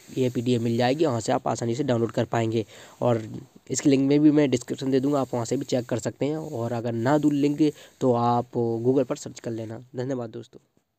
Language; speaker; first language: Hindi; native; Hindi